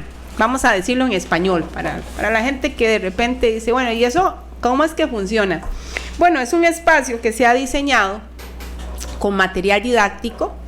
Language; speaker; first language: Spanish; native; Spanish